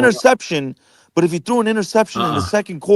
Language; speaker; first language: English; native; English